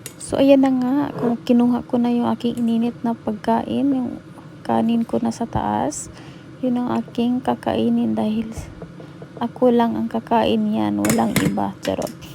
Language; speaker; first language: Filipino; non-native, local second language; Cebuano